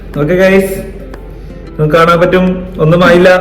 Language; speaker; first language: Malayalam; non-native, fluent; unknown